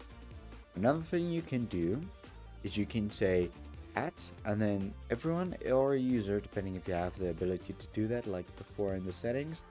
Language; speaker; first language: English; native; English